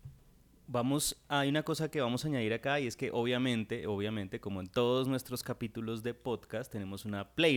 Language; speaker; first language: Spanish; native; Spanish